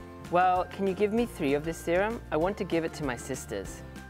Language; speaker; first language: English; native; English